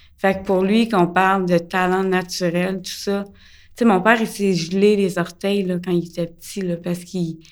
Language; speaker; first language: French; early bilingual, other home language; English